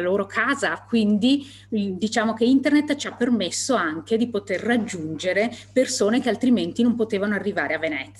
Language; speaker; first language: Italian; native; Italian